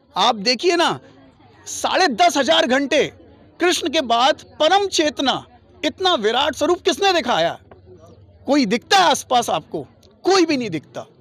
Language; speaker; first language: Hindi; native; Hindi